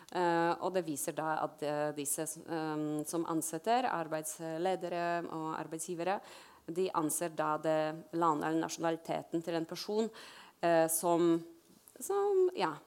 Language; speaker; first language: Norwegian; non-native, fluent; Polish